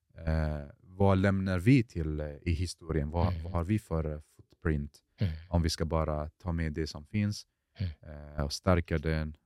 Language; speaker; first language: Swedish; early bilingual, other home language; Arabic